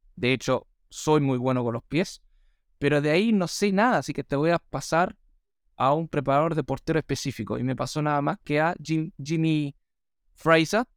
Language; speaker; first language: Spanish; non-native, fluent; English